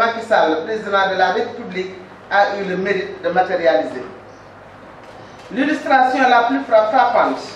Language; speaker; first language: French; non-native, local second language; Wolof